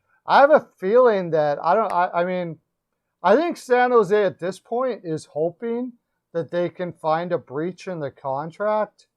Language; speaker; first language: English; native; English